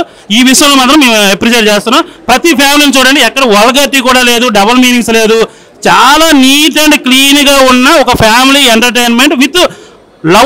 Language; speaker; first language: Telugu; native; Telugu